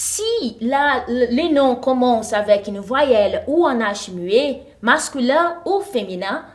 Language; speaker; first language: French; non-native, fluent; Portuguese